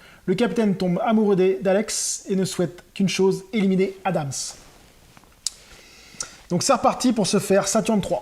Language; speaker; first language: French; native; French